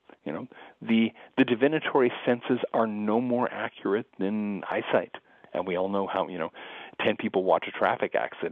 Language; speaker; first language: English; native; English